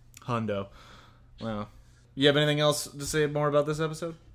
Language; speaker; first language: English; native; English